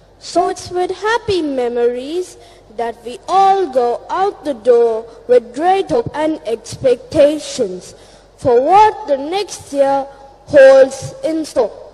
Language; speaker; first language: English; non-native, local second language; Tamil